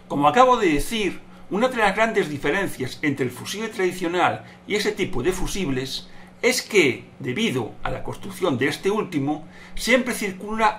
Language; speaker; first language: Spanish; native; Spanish